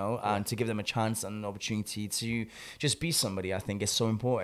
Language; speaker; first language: English; native; English